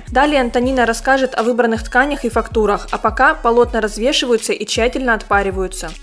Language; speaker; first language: Russian; native; Russian